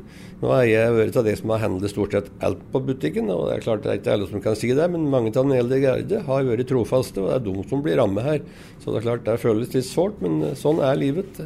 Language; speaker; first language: Norwegian; native; Norwegian